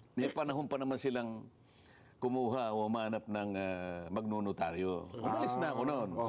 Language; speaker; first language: Filipino; non-native, local second language; Masbatenyo